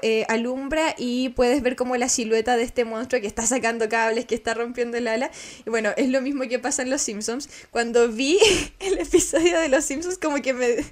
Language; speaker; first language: Spanish; native; Spanish